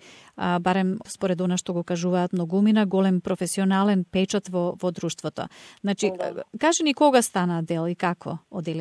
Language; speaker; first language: Macedonian; native; Macedonian